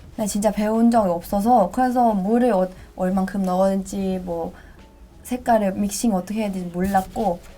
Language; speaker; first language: Korean; non-native, fluent; Thai